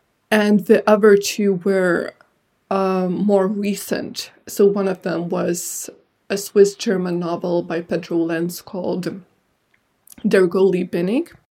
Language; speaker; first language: English; non-native, fluent; Lithuanian